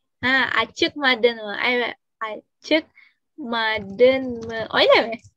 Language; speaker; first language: Turkish; non-native, learner; Indonesian